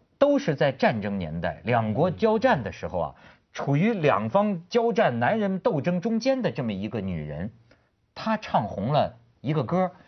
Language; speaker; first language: Chinese; native; Chinese